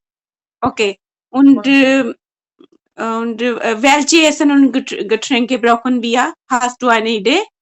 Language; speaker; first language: German; non-native, learner; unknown